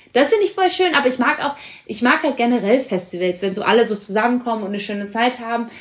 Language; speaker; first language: German; early bilingual, other home language; Italian